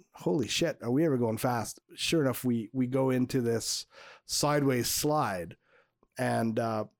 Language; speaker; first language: English; native; English